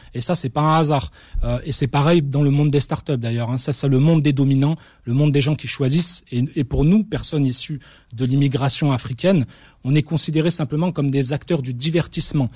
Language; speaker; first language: French; early bilingual, other home language; Arabic